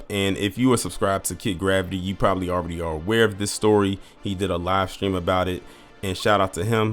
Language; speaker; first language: English; native; English